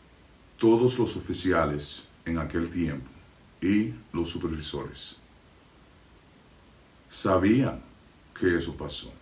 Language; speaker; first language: Spanish; non-native, fluent; English